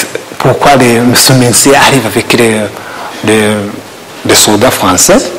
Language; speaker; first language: French; non-native, learner; Kinyarwanda